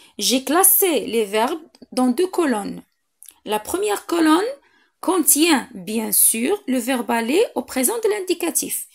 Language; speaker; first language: French; non-native, local second language; Arabic